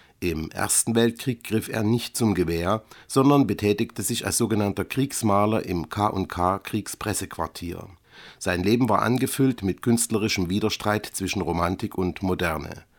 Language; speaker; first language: German; native; German